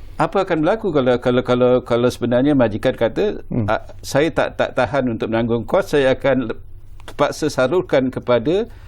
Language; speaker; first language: Malay; native; Malay